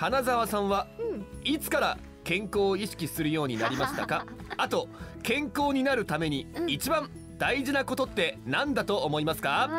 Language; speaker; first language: Japanese; native; Japanese